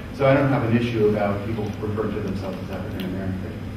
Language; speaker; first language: English; native; English